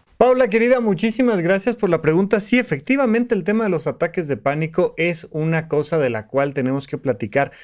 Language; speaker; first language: Spanish; native; Spanish